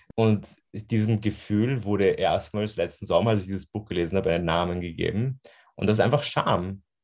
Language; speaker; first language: German; native; German